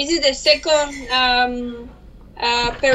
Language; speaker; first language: English; non-native, learner; Spanish